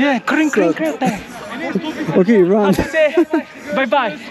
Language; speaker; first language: English; non-native, learner; Thai